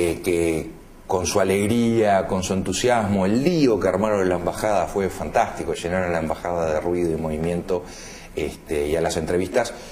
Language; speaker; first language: Spanish; native; Spanish